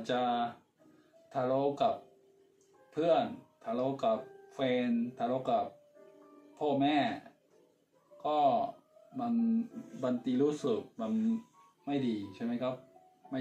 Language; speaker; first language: Thai; non-native, fluent; Japanese